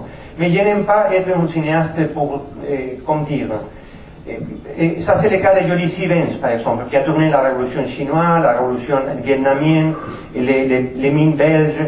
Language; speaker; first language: French; non-native, fluent; Spanish